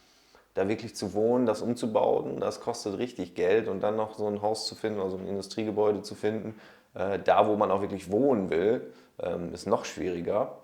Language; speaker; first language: German; native; German